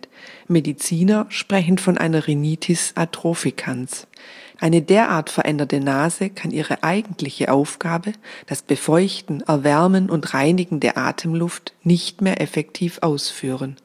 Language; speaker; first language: German; native; German